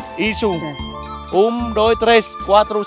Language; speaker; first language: Portuguese; non-native, learner; Vietnamese